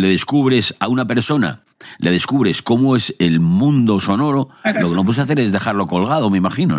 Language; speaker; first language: Spanish; native; Spanish